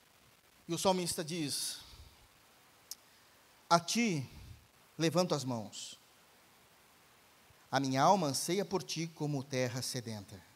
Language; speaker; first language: Portuguese; native; Portuguese